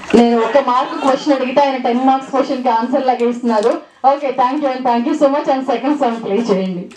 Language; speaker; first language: Telugu; native; Telugu